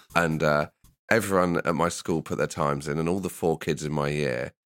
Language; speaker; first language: English; native; English